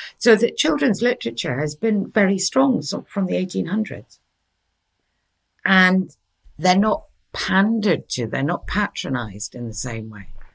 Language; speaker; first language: English; early bilingual, other home language; Norwegian